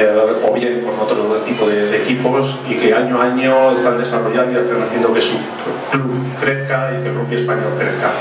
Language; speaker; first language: Spanish; native; Spanish